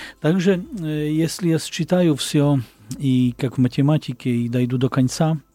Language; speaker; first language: Russian; non-native, learner; Slovak